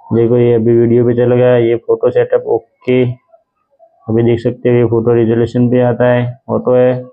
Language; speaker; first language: Hindi; non-native, local second language; Gujarati